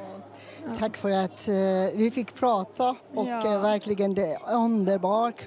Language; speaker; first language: Swedish; non-native, fluent; Persian